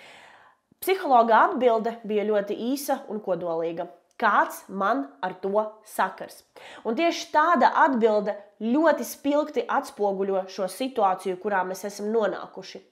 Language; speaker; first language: Latvian; native; Latvian